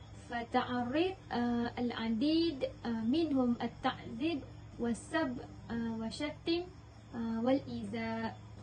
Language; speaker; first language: Arabic; non-native, learner; Malay